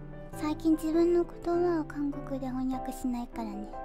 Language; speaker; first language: Japanese; non-native, fluent; Korean